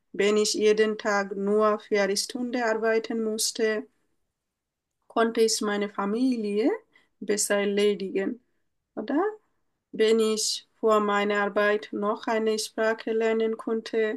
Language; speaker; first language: German; non-native, learner; Bangla